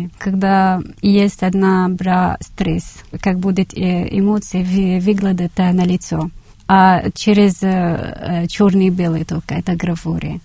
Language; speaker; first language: Russian; non-native, learner; Arabic